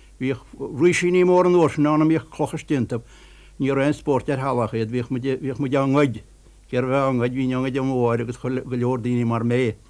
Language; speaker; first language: Irish; native; Irish